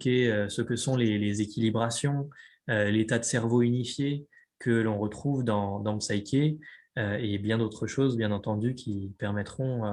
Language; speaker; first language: French; native; French